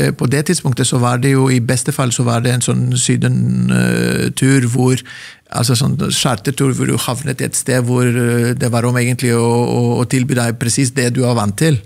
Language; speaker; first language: Norwegian; non-native, fluent; Greek